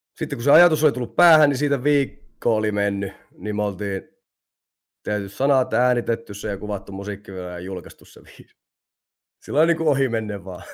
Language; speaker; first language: Finnish; native; Finnish